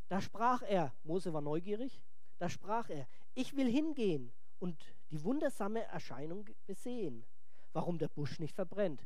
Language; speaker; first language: German; native; German